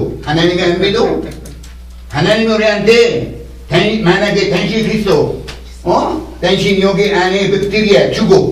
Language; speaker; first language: Korean; non-native, learner; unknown